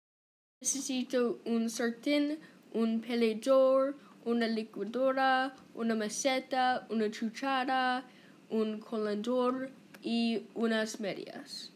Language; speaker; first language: Spanish; non-native, learner; English